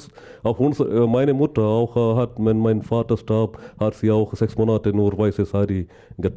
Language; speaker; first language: German; non-native, learner; Malayalam